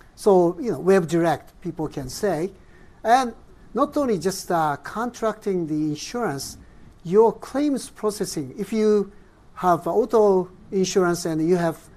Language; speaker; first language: English; non-native, fluent; Japanese